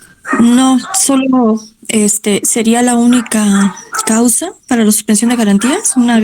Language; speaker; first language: Spanish; native; Spanish